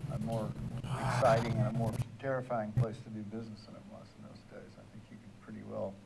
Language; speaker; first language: English; native; English